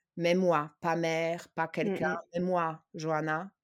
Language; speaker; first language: French; non-native, fluent; Polish